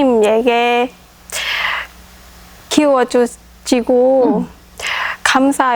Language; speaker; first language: Korean; non-native, learner; Thai